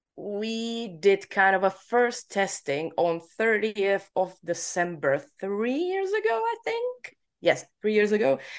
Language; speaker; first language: English; non-native, fluent; Czech